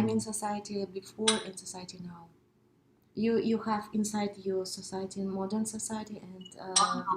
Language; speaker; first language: English; non-native, learner; Russian